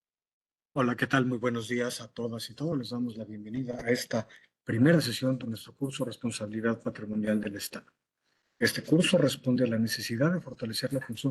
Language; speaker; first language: Spanish; native; Spanish